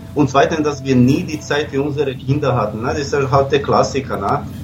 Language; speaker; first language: German; non-native, fluent; Slovak